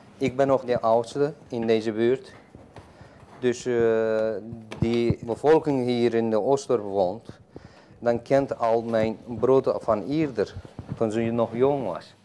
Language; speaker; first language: Dutch; non-native, fluent; Turkish